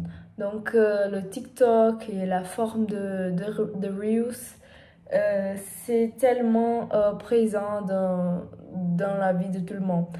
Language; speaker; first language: French; non-native, learner; Portuguese